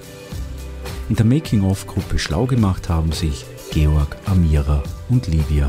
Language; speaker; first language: German; native; German